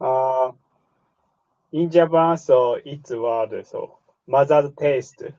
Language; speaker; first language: English; non-native, learner; Japanese